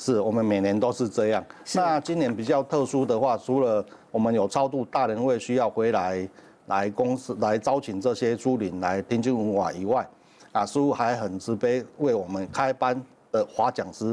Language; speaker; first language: Chinese; native; Chinese